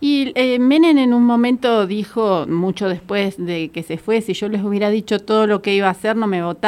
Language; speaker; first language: Spanish; native; Spanish